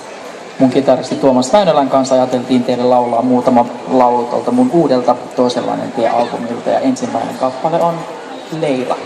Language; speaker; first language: Finnish; native; Finnish